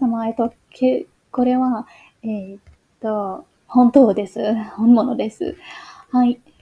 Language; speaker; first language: Japanese; non-native, learner; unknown